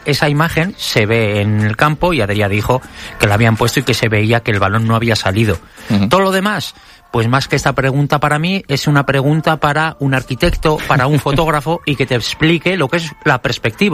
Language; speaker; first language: Spanish; native; Spanish